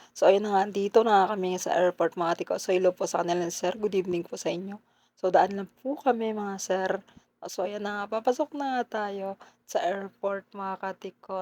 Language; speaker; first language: Filipino; non-native, local second language; Hiligaynon